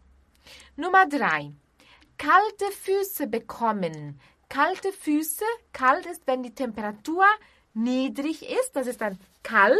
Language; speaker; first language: German; non-native, fluent; Portuguese